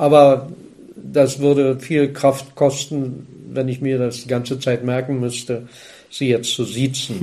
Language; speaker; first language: German; native; German